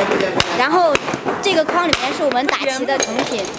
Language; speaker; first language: Chinese; native; Chinese